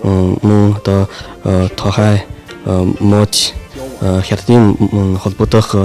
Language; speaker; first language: Mongolian; non-native, fluent; Chinese